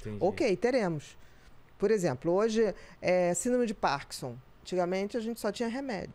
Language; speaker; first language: Portuguese; native; Portuguese